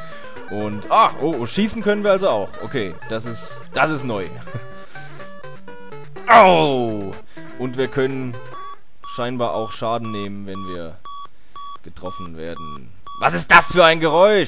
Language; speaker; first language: German; native; German